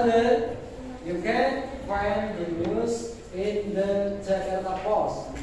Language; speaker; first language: English; non-native, learner; Indonesian